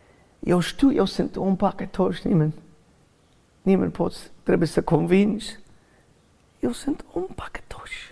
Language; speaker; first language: Romanian; non-native, learner; English